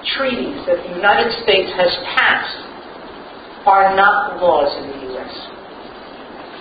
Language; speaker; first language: English; native; English